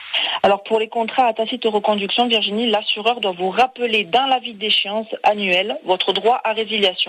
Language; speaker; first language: French; native; French